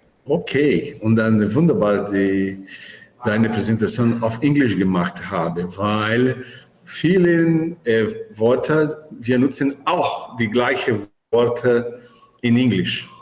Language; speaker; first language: German; non-native, learner; Portuguese